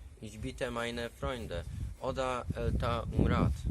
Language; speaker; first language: German; non-native, learner; Polish